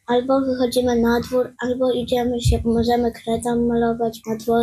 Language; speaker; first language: Polish; early bilingual, heritage; Polish